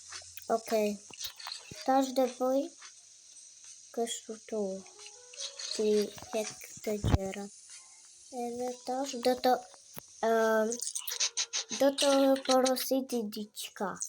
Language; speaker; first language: Albanian; early bilingual, heritage; Albanian